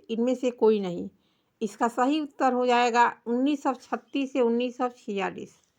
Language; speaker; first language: Hindi; native; Hindi